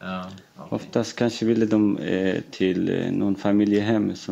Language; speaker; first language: Swedish; non-native, fluent; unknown